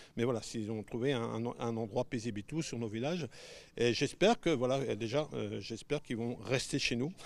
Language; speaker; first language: French; native; French